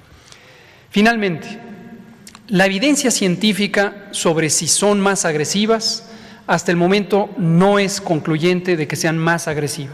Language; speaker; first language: Spanish; native; Spanish